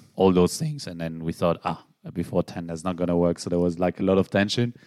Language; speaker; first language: English; non-native, fluent; French